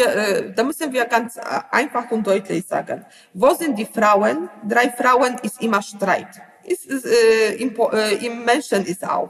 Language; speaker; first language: German; non-native, learner; Polish